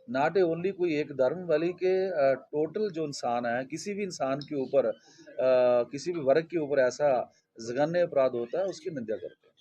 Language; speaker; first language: Hindi; non-native, local second language; Punjabi